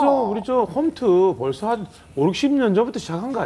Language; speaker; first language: Korean; native; Korean